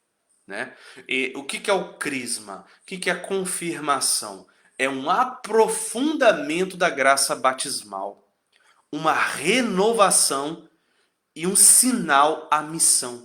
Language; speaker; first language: Portuguese; native; Portuguese